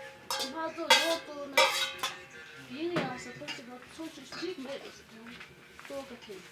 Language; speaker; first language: Chinese; non-native, local second language; Tibetan